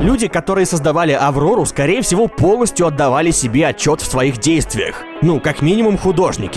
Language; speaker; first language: Russian; native; Russian